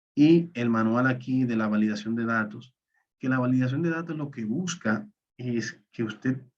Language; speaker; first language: Spanish; native; Spanish